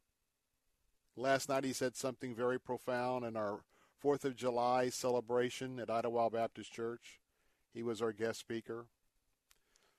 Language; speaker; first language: English; native; English